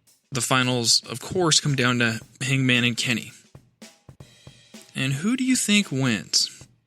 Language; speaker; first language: English; native; English